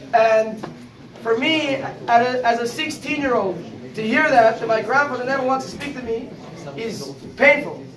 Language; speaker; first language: English; native; English